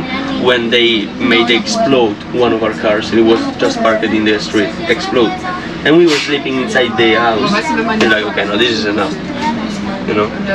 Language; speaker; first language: English; non-native, fluent; Italian